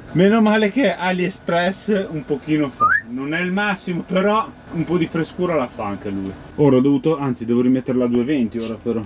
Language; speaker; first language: Italian; native; Italian